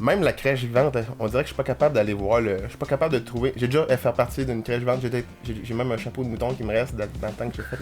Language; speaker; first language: French; native; French